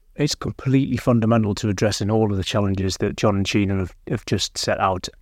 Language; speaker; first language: English; native; English